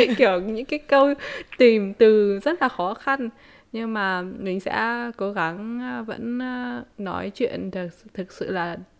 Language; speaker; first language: Vietnamese; early bilingual, heritage; Vietnamese